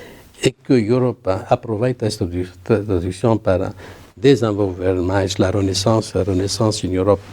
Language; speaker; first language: Portuguese; non-native, learner; Arabic